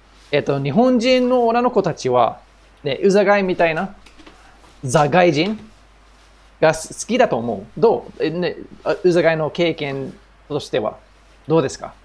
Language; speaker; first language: Japanese; non-native, fluent; English